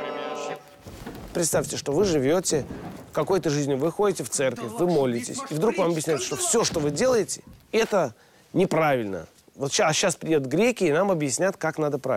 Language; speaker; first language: Russian; native; Russian